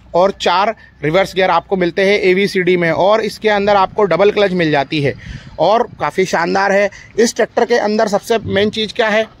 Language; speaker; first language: Hindi; native; Hindi